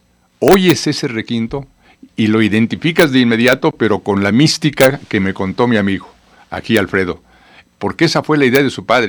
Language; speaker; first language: Spanish; native; Spanish